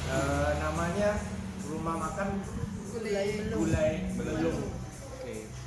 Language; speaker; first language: Indonesian; non-native, learner; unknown